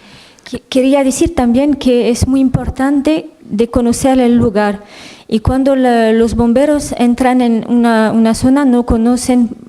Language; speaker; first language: Spanish; non-native, learner; French